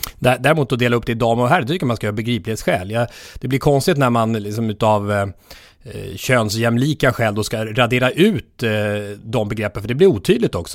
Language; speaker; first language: Swedish; native; Swedish